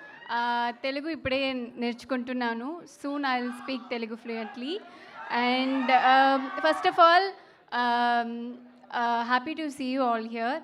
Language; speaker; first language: Telugu; non-native, learner; Tamil